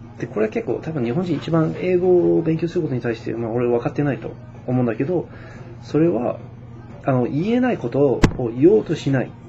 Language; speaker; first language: Japanese; non-native, fluent; English